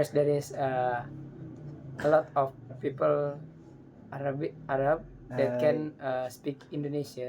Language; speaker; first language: English; non-native, learner; Indonesian